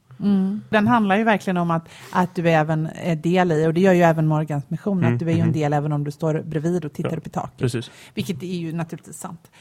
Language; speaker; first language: Swedish; native; Swedish